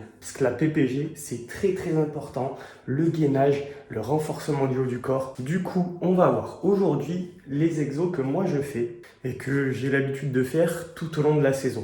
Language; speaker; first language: French; native; French